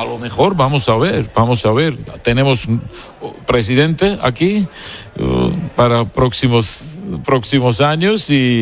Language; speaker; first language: Spanish; non-native, learner; Georgian